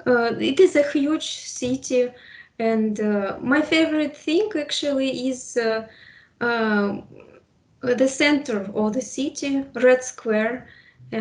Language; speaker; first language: English; non-native, fluent; Russian